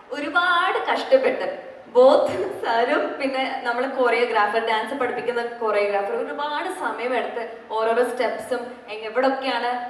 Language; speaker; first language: Malayalam; early bilingual, other home language; English